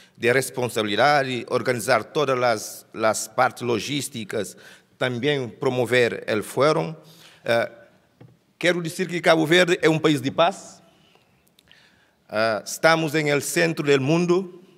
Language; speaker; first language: Portuguese; non-native, local second language; Kabuverdianu